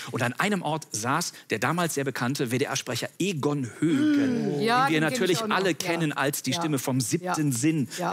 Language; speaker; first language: German; native; German